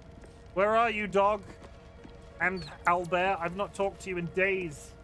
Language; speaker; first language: English; native; English